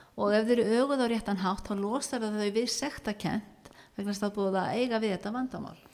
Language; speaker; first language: Icelandic; early bilingual, heritage; Icelandic